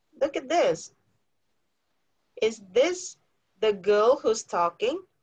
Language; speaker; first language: English; non-native, fluent; Indonesian